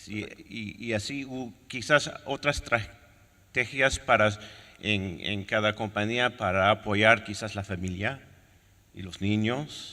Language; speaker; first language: Spanish; non-native, fluent; French